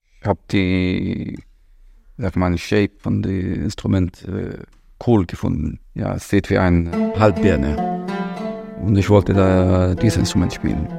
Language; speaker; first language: German; non-native, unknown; Arabic